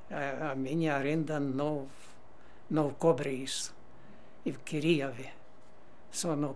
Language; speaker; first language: Portuguese; non-native, learner; Ukrainian